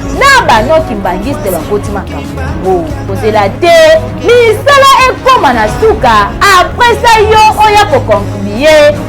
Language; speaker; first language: Lingala; non-native, local second language; Kongo